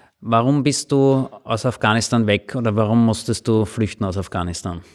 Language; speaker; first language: German; native; German